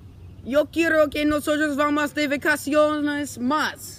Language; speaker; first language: Spanish; non-native, learner; English